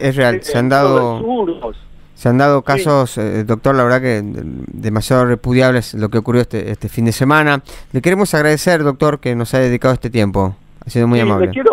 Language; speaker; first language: Spanish; native; Spanish